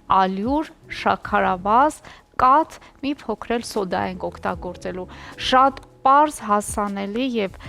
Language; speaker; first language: Armenian; native; Armenian